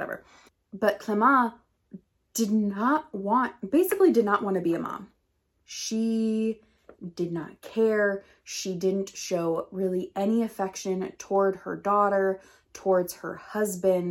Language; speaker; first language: English; native; English